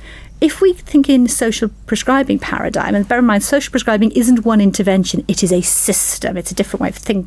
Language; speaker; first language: English; native; English